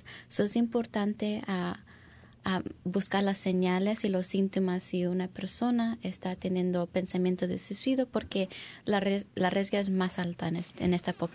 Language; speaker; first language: Spanish; early bilingual, heritage; English